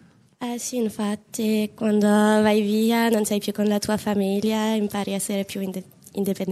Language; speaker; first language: Italian; non-native, fluent; French